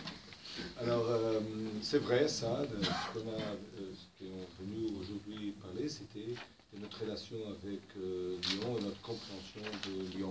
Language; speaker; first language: French; non-native, fluent; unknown